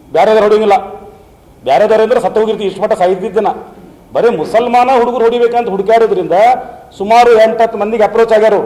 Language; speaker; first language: Kannada; non-native, local second language; Urdu